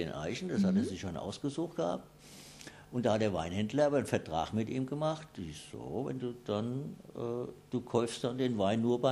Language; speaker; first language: German; native; German